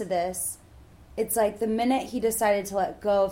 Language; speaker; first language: English; native; English